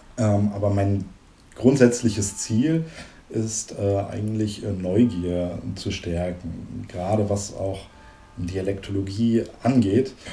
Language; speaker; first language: German; native; German